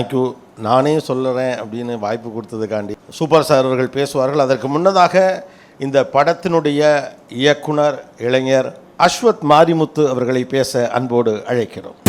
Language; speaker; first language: Tamil; native; Tamil